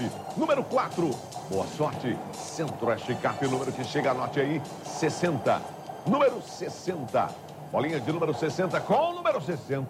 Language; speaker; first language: Portuguese; native; Portuguese